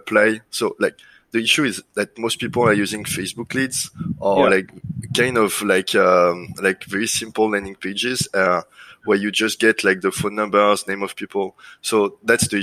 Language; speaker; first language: English; non-native, fluent; French